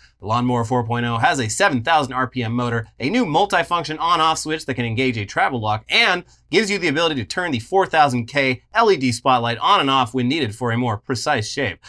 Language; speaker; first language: English; native; English